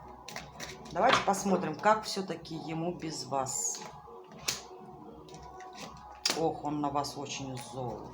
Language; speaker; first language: Russian; native; Russian